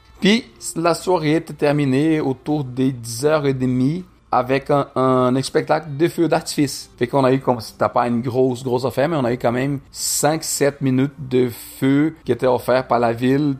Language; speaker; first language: French; non-native, fluent; Portuguese